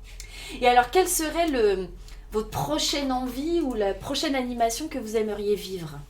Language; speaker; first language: French; native; French